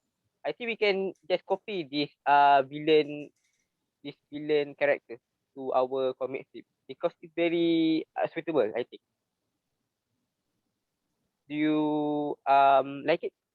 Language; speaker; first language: English; non-native, learner; Malay